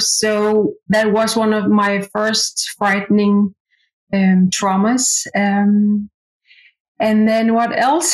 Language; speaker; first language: English; non-native, fluent; Kalaallisut